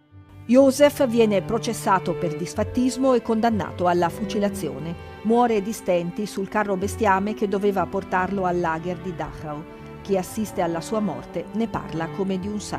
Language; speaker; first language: Italian; native; Italian